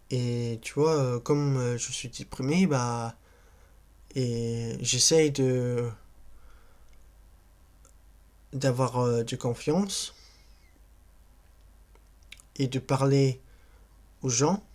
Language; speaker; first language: French; non-native, fluent; English